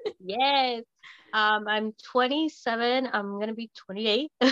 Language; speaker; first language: English; early bilingual, other home language; Spanish